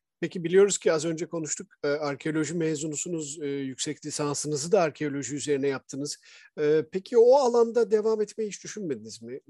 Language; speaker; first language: Turkish; native; Turkish